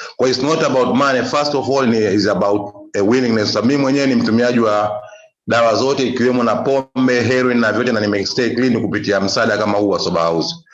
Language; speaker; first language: Swahili; native; Swahili